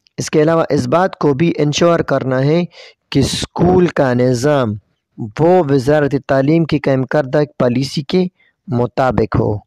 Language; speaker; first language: Urdu; non-native, local second language; Pashto